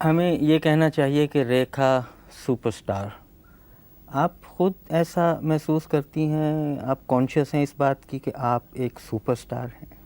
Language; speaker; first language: Hindi; native; Hindi